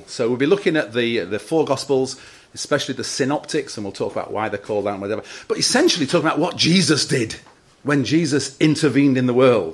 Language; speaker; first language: English; native; English